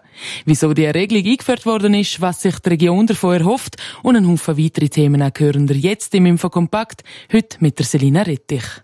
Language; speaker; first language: German; native; German